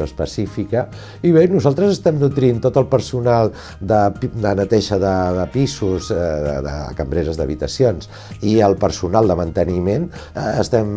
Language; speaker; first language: Catalan; native; Catalan